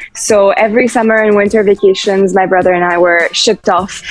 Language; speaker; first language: English; early bilingual, heritage; English